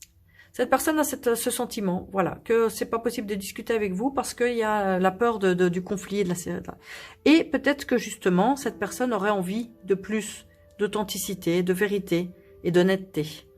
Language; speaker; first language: French; native; French